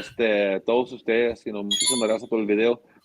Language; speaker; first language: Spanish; early bilingual, other home language; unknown